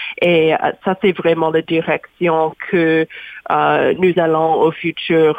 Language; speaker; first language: French; non-native, learner; English